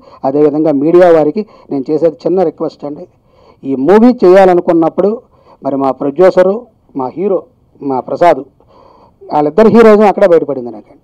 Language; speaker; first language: Telugu; native; Telugu